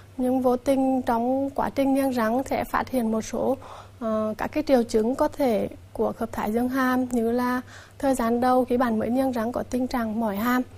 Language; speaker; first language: Vietnamese; native; Vietnamese